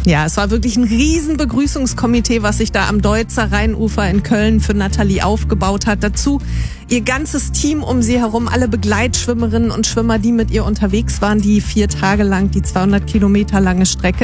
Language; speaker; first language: German; native; German